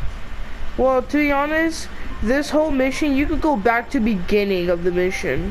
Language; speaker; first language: English; native; English